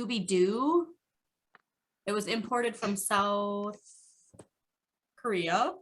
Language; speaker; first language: English; native; English